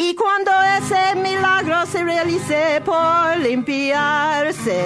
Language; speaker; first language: Spanish; non-native, learner; English